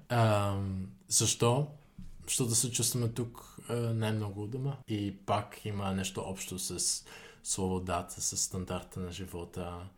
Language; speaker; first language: Bulgarian; non-native, fluent; Dutch